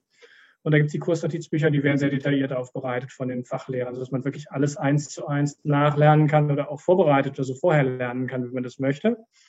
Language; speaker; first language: German; native; German